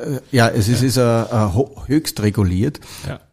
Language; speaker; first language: German; native; German